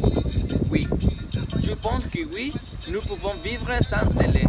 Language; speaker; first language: French; non-native, learner; Spanish